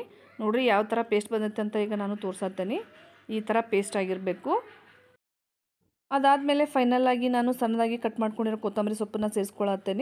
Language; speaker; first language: Kannada; native; Kannada